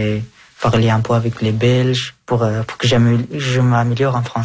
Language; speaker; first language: French; non-native, fluent; Persian